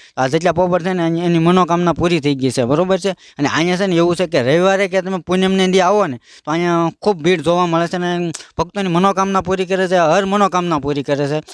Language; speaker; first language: Gujarati; native; Gujarati